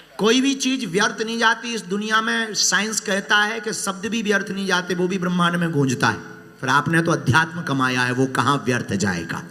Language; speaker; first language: Hindi; native; Hindi